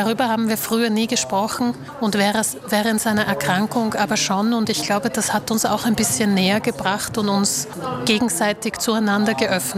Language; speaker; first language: German; early bilingual, other home language; Slovak